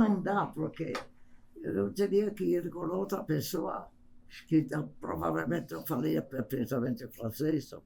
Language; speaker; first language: Portuguese; non-native, fluent; English